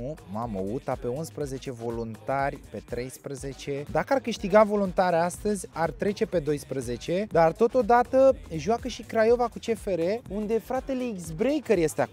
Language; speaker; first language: Romanian; native; Romanian